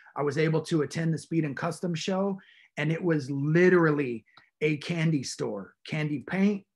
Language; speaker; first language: English; native; English